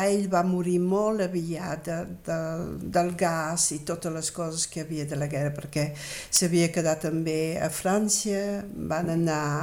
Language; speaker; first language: Catalan; early bilingual, heritage; Catalan